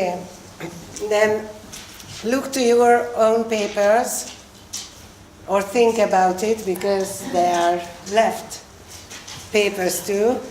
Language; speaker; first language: English; non-native, fluent; Hungarian